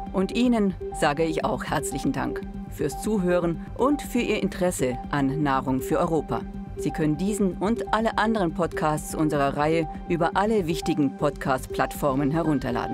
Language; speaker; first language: German; native; German